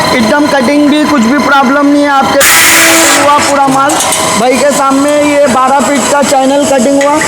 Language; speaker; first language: Hindi; native; Hindi